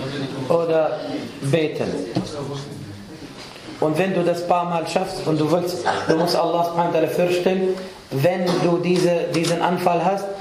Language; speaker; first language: German; non-native, fluent; Arabic